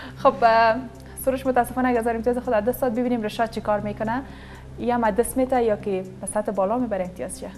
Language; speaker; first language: Persian; native; Persian